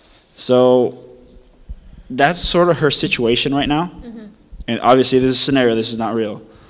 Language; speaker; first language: English; early bilingual, other home language; Spanish